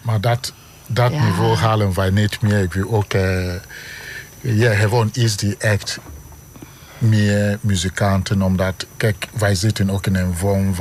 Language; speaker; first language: Dutch; non-native, fluent; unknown